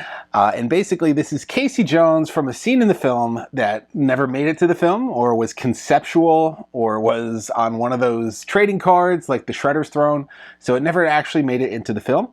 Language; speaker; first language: English; native; English